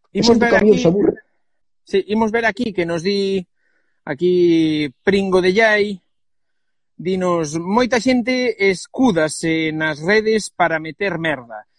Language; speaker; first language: Galician; non-native, local second language; Spanish